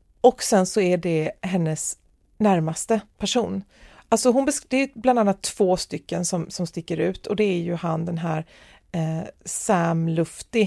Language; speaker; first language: Swedish; native; Swedish